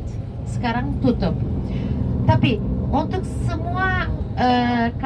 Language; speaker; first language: Indonesian; non-native, fluent; Turkish